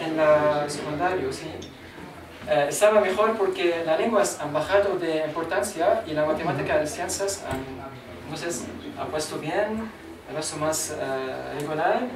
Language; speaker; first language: Spanish; non-native, learner; Arabic